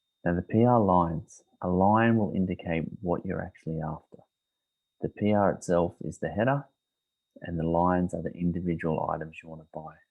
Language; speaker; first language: English; native; English